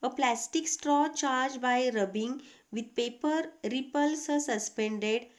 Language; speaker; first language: English; non-native, local second language; Marathi